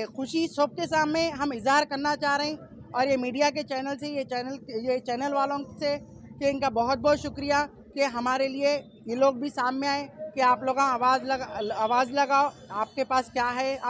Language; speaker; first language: Hindi; non-native, local second language; Urdu